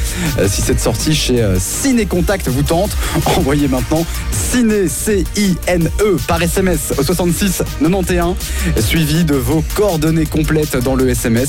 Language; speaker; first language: French; native; French